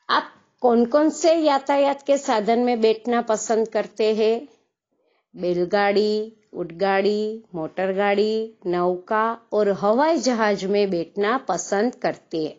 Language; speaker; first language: Hindi; non-native, local second language; Gujarati